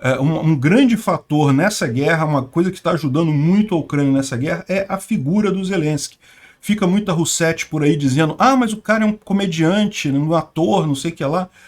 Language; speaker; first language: Portuguese; native; Portuguese